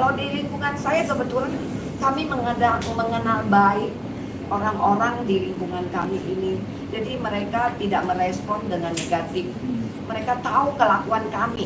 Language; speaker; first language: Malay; non-native, local second language; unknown